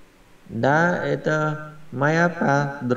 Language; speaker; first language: Russian; non-native, learner; Vietnamese